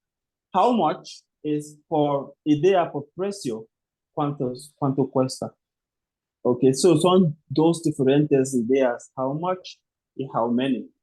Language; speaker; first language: Spanish; non-native, fluent; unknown